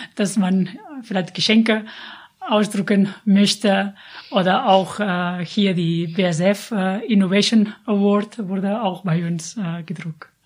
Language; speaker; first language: German; non-native, fluent; Catalan